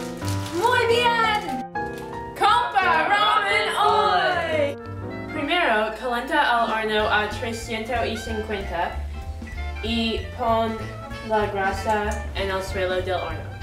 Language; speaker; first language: Spanish; non-native, learner; English